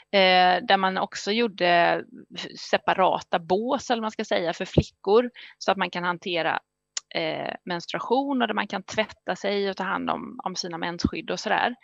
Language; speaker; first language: Swedish; native; Swedish